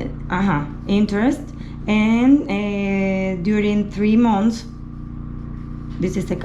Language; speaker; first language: English; non-native, learner; Spanish